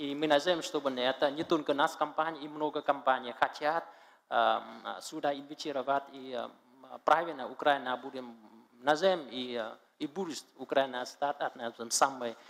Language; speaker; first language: Russian; non-native, learner; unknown